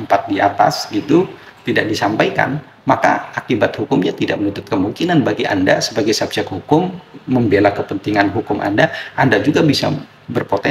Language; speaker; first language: Indonesian; native; Indonesian